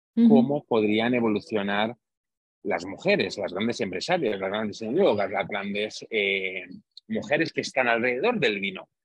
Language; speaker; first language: Spanish; non-native, fluent; Hungarian